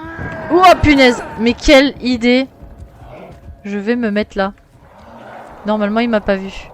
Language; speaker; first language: French; native; French